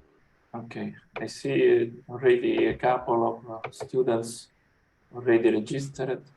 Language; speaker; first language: English; non-native, fluent; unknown